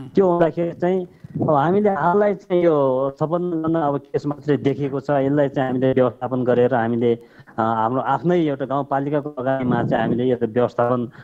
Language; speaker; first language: Nepali; non-native, local second language; Tibetan